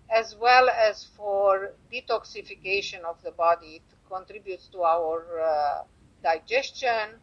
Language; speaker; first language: English; non-native, fluent; Romanian